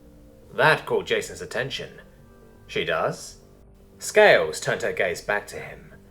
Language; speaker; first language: English; native; English